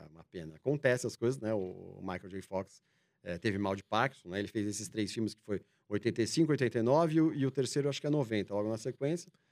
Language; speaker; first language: Portuguese; native; Portuguese